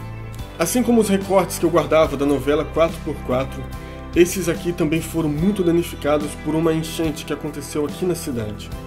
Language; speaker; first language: Portuguese; native; Portuguese